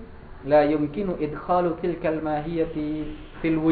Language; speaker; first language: Arabic; non-native, fluent; Indonesian